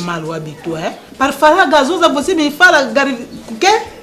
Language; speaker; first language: Portuguese; non-native, learner; Lingala